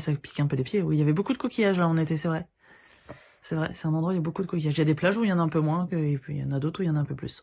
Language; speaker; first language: French; native; French